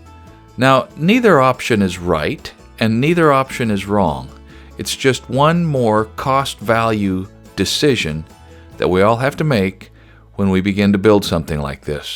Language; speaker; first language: English; native; English